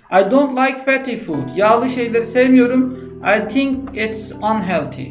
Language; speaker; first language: English; non-native, fluent; Turkish